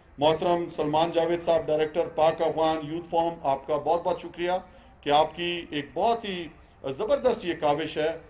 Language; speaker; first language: Urdu; non-native, local second language; Pashto